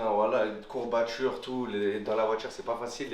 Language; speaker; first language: French; native; French